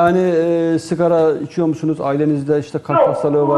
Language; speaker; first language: Turkish; native; Turkish